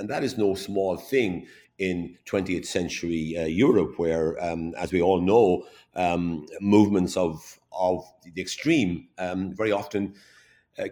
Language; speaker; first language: English; native; English